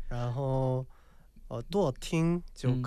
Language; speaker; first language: Chinese; non-native, learner; Korean